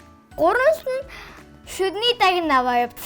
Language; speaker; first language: Mongolian; early bilingual, heritage; Mongolian